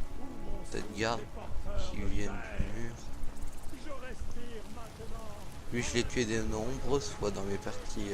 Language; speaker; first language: French; native; French